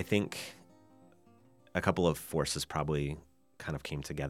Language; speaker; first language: English; native; English